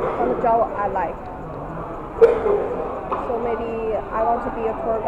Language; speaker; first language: English; non-native, learner; Chinese